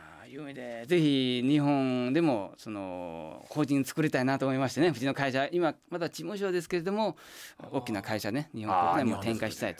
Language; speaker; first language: Japanese; non-native, fluent; Chinese